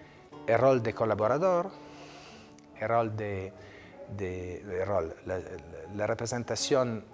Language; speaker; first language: Spanish; non-native, fluent; Italian